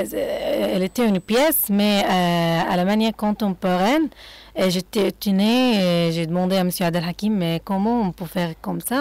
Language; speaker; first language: French; non-native, fluent; Arabic